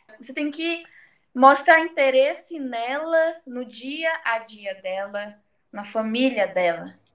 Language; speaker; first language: Portuguese; native; Portuguese